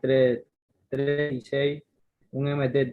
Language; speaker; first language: Spanish; native; Spanish